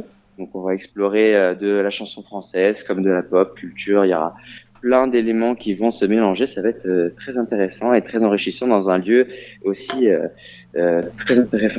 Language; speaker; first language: French; native; French